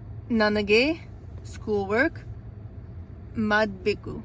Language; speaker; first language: Kannada; non-native, learner; English